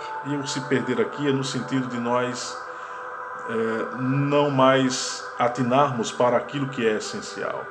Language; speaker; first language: Portuguese; native; Portuguese